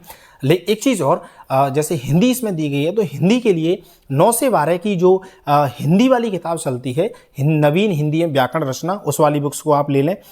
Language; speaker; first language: Hindi; native; Hindi